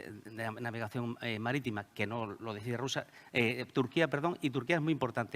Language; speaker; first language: Spanish; native; Spanish